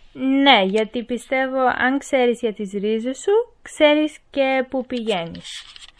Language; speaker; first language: Greek; early bilingual, heritage; Greek